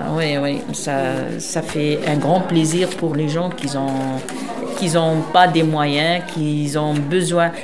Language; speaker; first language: French; non-native, local second language; Arabic